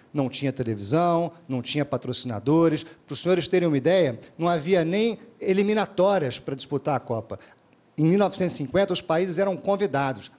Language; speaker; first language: Portuguese; native; Portuguese